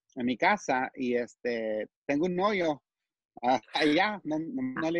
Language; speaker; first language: Spanish; early bilingual, heritage; Spanish